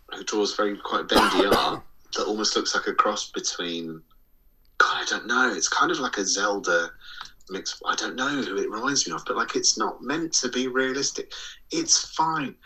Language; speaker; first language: English; native; English